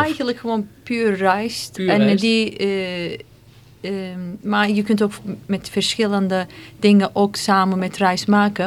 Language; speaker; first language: Dutch; non-native, fluent; Turkish